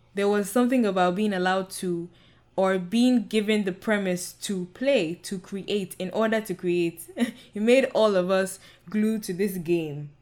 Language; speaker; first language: English; non-native, local second language; Yoruba